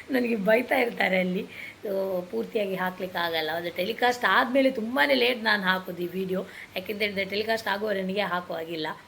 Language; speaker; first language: Kannada; non-native, local second language; Tulu